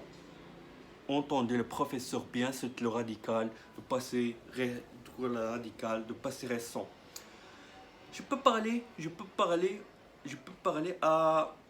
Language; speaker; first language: French; non-native, learner; Arabic